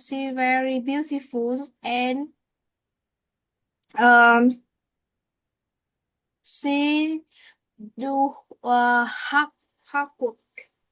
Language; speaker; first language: English; non-native, learner; Vietnamese